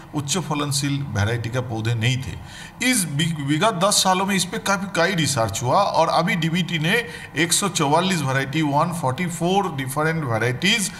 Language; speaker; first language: Hindi; native; Hindi